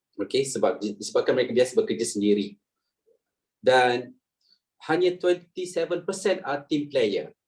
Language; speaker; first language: Malay; native; Malay